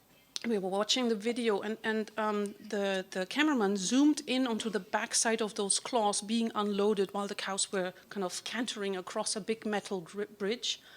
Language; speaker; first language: English; non-native, fluent; German